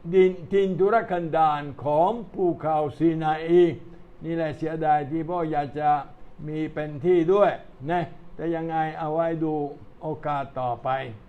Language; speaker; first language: Thai; non-native, fluent; Italian